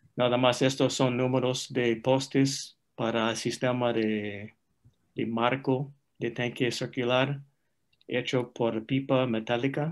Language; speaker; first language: Spanish; non-native, fluent; English